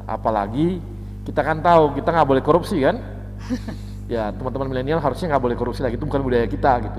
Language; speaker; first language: Indonesian; native; Indonesian